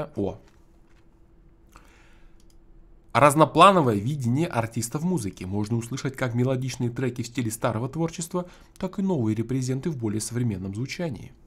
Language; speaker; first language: Russian; native; Russian